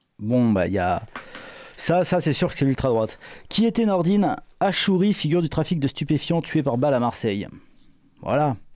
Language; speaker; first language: French; native; French